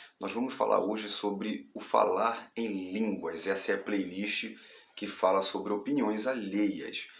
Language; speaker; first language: Portuguese; native; Portuguese